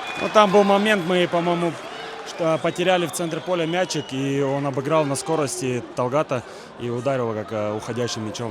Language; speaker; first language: Russian; native; Russian